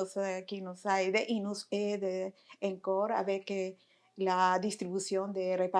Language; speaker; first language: French; non-native, fluent; Spanish